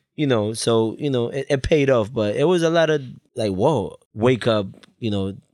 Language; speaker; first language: English; early bilingual, other home language; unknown